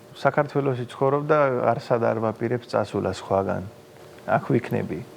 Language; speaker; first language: Georgian; non-native, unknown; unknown